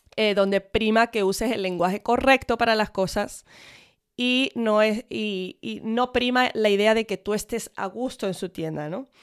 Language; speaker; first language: Spanish; early bilingual, other home language; English